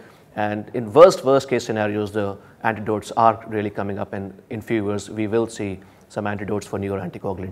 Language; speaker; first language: English; non-native, local second language; Hindi